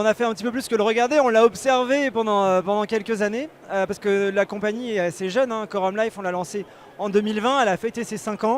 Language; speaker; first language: French; native; French